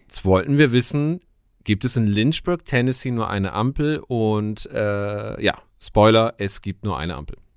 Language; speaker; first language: German; native; German